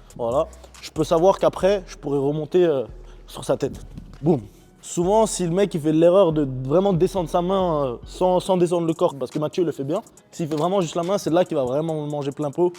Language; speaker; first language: French; early bilingual, other home language; Chechen